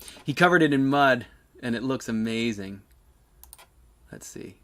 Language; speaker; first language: English; native; English